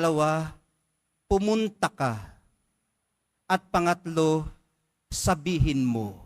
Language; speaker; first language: Filipino; native; Filipino